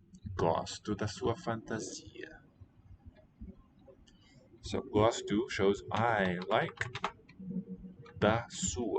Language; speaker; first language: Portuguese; non-native, learner; English